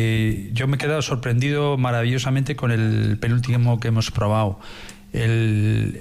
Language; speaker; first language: Spanish; native; Spanish